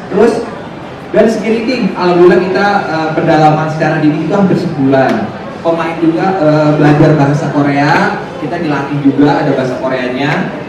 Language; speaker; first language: Indonesian; native; Indonesian